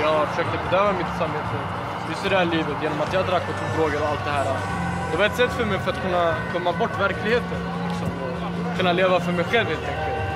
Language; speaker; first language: Swedish; non-native, fluent; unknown